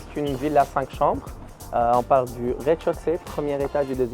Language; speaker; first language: French; non-native, learner; Arabic